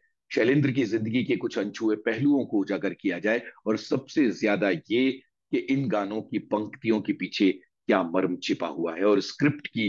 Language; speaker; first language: Hindi; native; Hindi